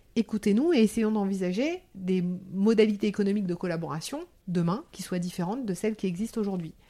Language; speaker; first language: French; early bilingual, heritage; French